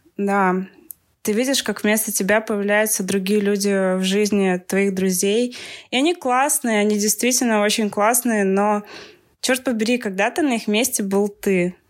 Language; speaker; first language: Russian; native; Russian